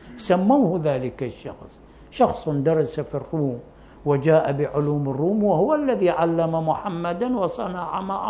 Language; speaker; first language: Arabic; native; Arabic